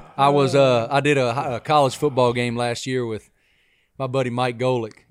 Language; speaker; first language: English; native; English